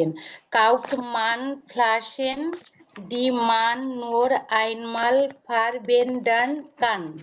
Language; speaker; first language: German; non-native, learner; Bangla